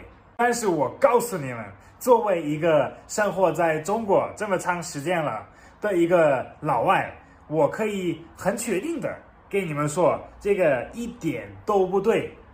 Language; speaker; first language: Chinese; non-native, fluent; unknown